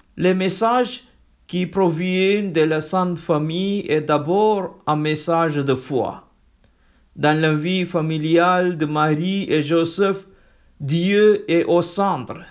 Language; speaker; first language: French; non-native, fluent; Malayalam